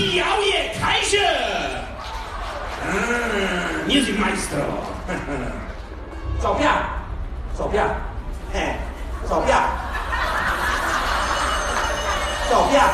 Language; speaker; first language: Chinese; non-native, learner; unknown